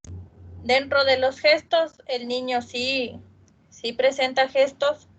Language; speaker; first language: Spanish; native; Spanish